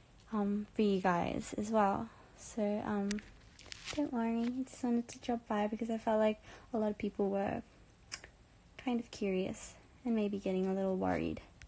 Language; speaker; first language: English; early bilingual, other home language; Korean